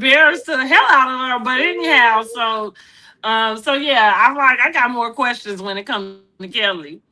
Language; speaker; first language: English; native; English